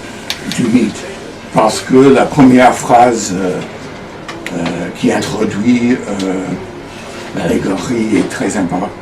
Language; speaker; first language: French; non-native, fluent; English